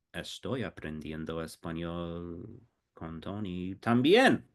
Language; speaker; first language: Spanish; non-native, fluent; English